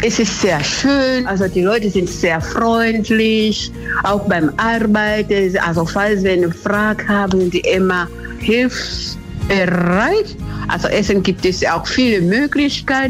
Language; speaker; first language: German; non-native, learner; Swahili